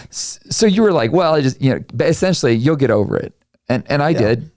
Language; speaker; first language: English; native; English